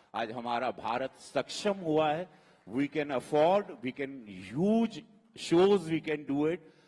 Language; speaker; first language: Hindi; native; Hindi